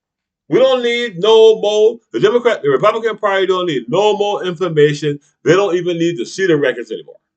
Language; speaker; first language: English; native; English